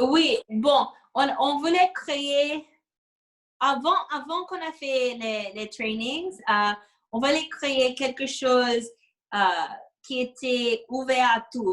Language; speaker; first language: French; non-native, fluent; English